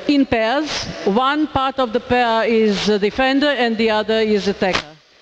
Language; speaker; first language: English; non-native, fluent; Croatian